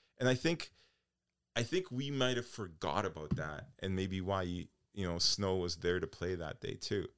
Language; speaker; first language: English; early bilingual, other home language; Polish